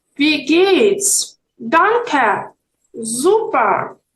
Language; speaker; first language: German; non-native, fluent; Ukrainian